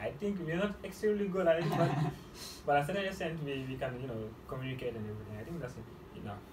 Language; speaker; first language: English; non-native, fluent; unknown